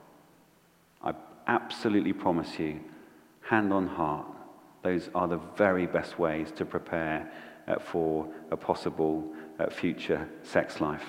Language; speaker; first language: English; native; English